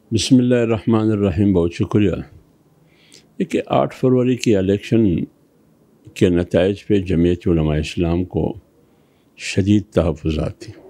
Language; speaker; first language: Urdu; non-native, local second language; Pashto